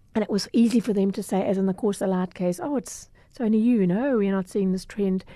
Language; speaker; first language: English; native; English